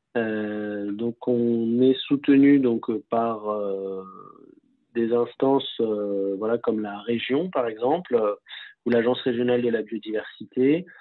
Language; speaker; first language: French; native; French